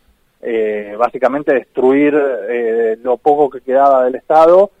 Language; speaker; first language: Spanish; native; Spanish